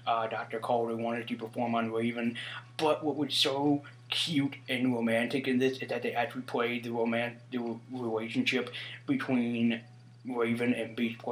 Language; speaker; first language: English; native; English